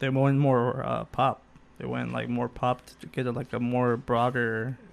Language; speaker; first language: English; early bilingual, other home language; Spanish